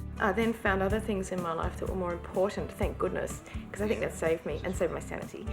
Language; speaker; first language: English; native; English